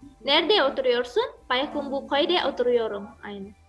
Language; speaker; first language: Turkish; non-native, fluent; Indonesian